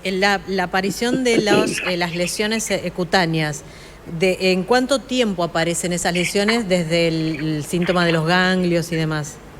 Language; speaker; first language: Spanish; native; Spanish